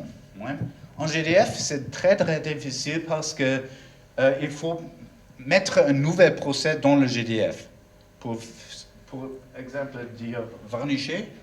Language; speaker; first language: French; non-native, learner; German